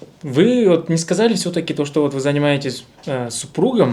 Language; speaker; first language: Russian; native; Russian